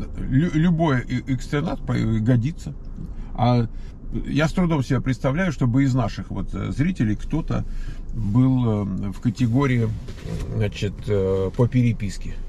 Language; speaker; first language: Russian; native; Russian